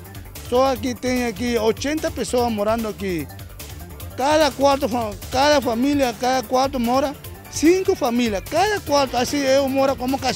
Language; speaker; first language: Portuguese; non-native, learner; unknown